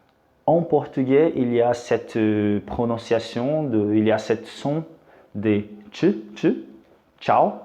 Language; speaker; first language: French; non-native, fluent; Portuguese